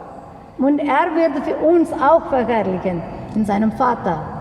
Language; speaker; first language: German; non-native, learner; Malayalam